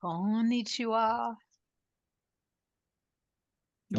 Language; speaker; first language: Japanese; non-native, learner; English